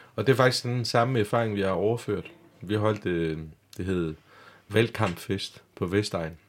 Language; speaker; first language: Danish; non-native, fluent; Turkish